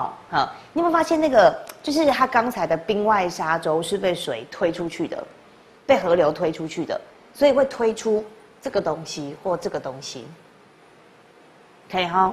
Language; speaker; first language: Chinese; native; Chinese